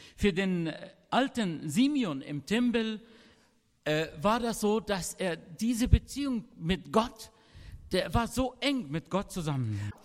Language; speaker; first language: German; non-native, fluent; Arabic